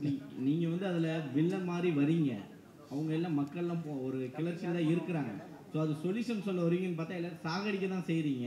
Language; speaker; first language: Tamil; native; Tamil